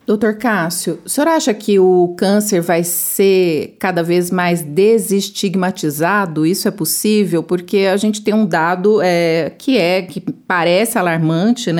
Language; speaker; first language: Portuguese; native; Portuguese